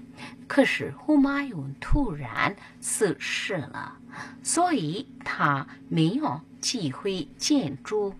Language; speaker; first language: Chinese; non-native, fluent; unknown